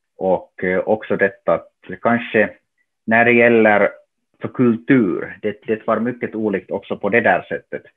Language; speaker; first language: Swedish; non-native, local second language; Finnish